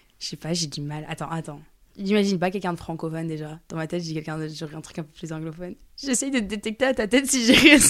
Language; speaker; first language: French; early bilingual, other home language; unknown